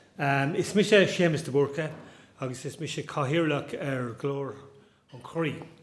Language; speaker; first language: Irish; non-native, local second language; English